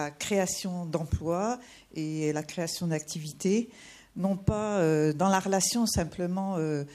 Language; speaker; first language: French; native; French